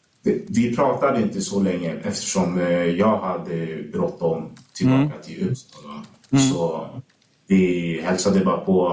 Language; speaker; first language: Swedish; early bilingual, other home language; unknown